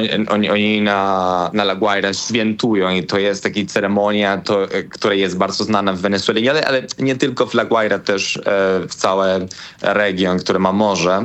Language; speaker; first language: Polish; non-native, learner; Spanish